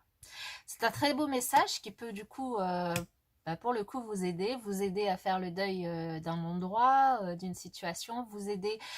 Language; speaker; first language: French; native; French